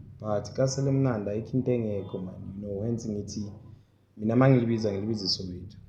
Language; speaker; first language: Zulu; native; Zulu